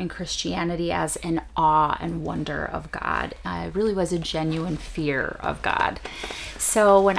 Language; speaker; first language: English; native; English